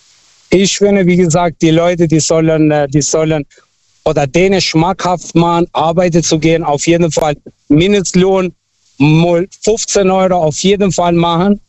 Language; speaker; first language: German; non-native, fluent; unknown